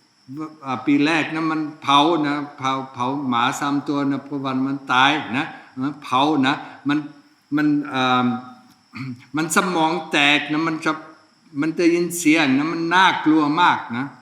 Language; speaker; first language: Thai; non-native, fluent; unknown